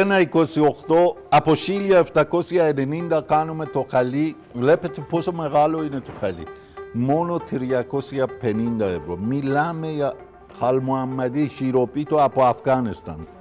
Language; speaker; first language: Greek; non-native, learner; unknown